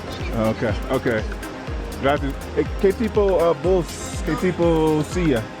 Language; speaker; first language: Spanish; non-native, learner; English